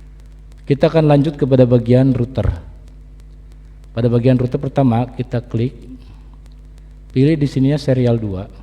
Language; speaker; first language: Indonesian; native; Indonesian